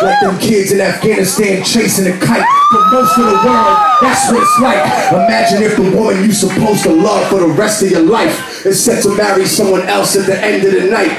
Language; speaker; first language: English; early bilingual, other home language; Spanish